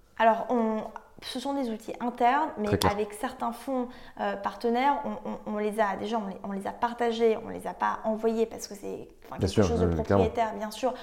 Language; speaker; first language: French; native; French